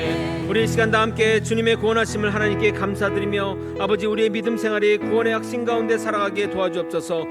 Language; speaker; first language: Korean; native; Korean